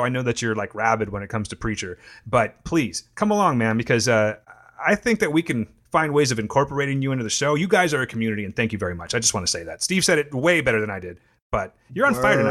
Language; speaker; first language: English; native; English